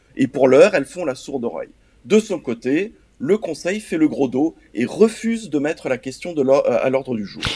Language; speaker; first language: French; native; French